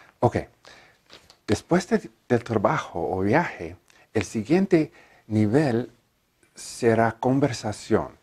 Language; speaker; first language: Spanish; non-native, learner; English